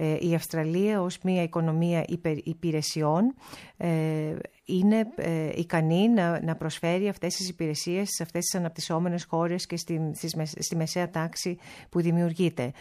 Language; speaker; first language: Greek; early bilingual, heritage; Greek